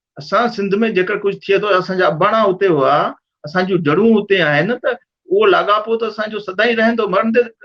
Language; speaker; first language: Sindhi; early bilingual, heritage; Sindhi